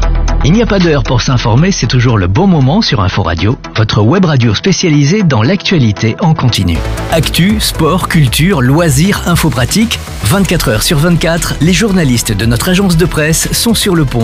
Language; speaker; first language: French; native; French